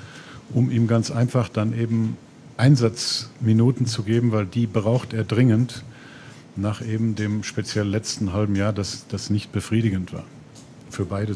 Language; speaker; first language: German; native; German